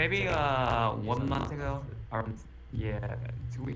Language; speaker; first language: English; non-native, learner; Japanese